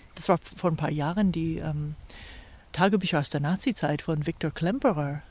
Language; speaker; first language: German; non-native, fluent; English